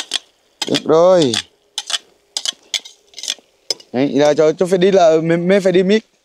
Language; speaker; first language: Vietnamese; non-native, learner; Portuguese